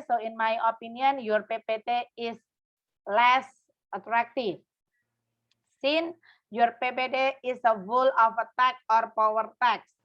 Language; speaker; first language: English; non-native, fluent; Indonesian